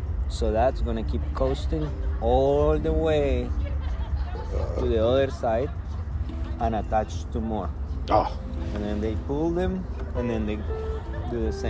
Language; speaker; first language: English; non-native, fluent; Spanish